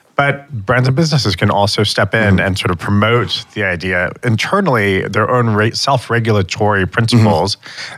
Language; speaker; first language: English; native; English